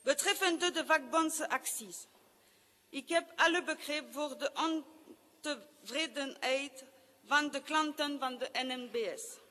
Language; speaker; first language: Dutch; non-native, local second language; French